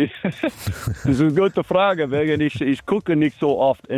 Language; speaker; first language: German; non-native, fluent; English